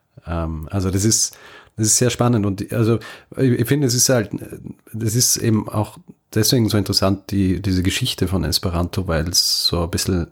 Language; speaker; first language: German; native; German